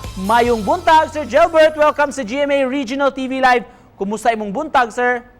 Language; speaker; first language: Cebuano; native; Cebuano